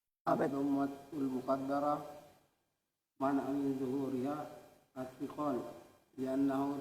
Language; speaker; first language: Arabic; non-native, learner; Indonesian